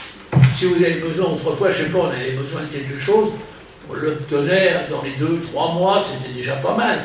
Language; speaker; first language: French; native; French